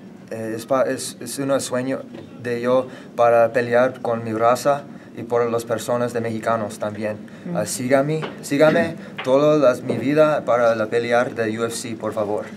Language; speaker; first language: Spanish; non-native, learner; English